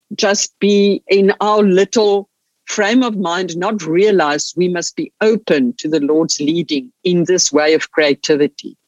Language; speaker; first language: English; non-native, local second language; Afrikaans